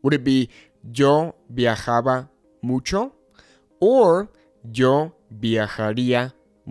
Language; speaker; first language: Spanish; non-native, fluent; English